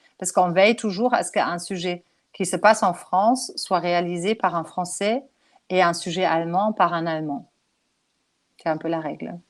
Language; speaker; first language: French; non-native, fluent; German